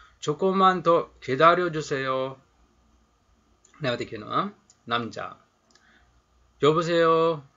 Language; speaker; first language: Korean; non-native, fluent; Sinhala